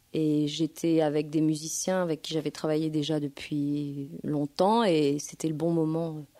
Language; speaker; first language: French; native; French